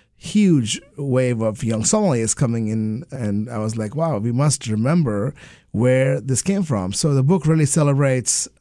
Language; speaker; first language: English; non-native, local second language; Bangla